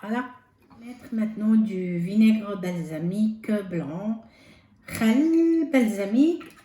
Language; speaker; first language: French; non-native, fluent; Arabic